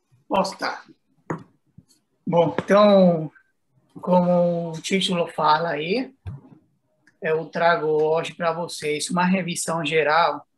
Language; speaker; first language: Portuguese; non-native, fluent; Spanish